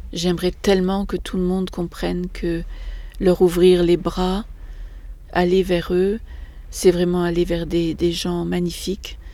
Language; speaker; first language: French; native; French